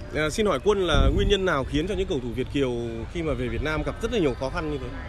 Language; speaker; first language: Vietnamese; native; Vietnamese